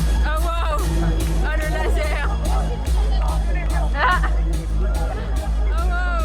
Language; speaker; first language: French; native; French